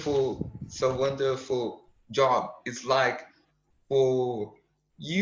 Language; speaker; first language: English; non-native, learner; Portuguese